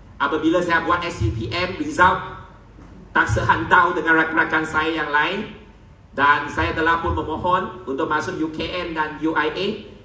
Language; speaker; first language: Malay; non-native, local second language; Chinese